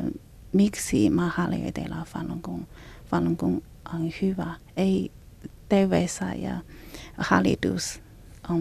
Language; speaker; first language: Finnish; non-native, learner; Chinese